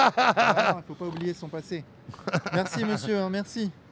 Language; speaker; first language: French; native; French